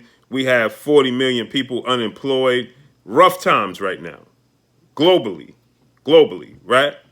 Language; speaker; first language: English; native; English